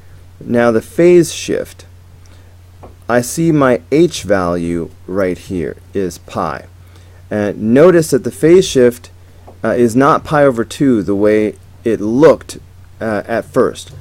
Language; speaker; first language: English; native; English